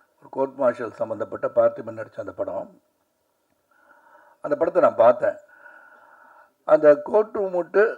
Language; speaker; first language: Tamil; native; Tamil